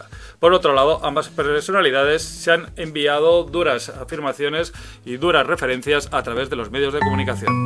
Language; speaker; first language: Spanish; native; Spanish